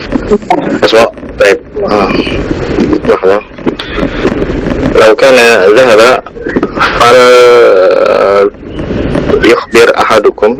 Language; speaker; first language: Arabic; non-native, fluent; Indonesian